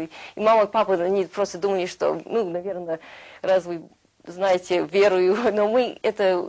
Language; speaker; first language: Russian; early bilingual, heritage; Russian